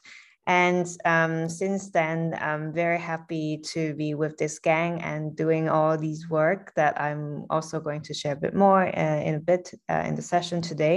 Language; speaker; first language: English; non-native, local second language; Cantonese